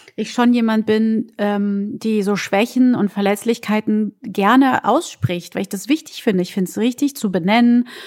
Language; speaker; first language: German; early bilingual, other home language; Portuguese